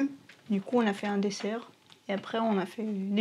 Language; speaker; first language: French; native; French